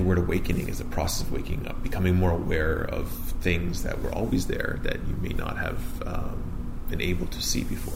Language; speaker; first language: English; native; English